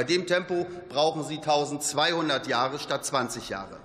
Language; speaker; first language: German; native; German